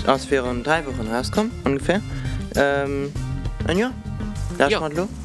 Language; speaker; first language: German; non-native, local second language; Luxembourgish